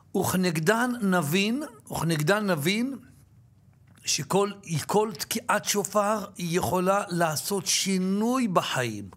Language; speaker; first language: Hebrew; native; Hebrew